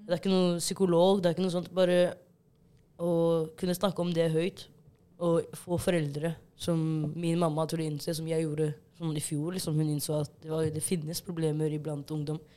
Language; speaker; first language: Norwegian; early bilingual, other home language; Somali